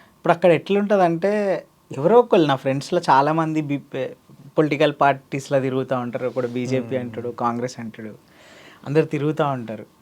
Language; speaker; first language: Telugu; native; Telugu